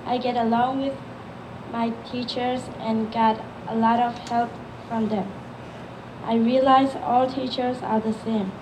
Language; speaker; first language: English; early bilingual, other home language; Burmese